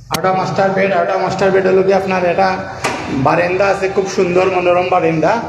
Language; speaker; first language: Bangla; native; Bangla